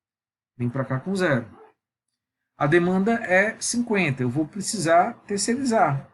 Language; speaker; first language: Portuguese; native; Portuguese